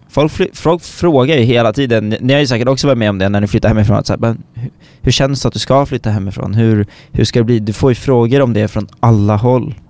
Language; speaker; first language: Swedish; native; Swedish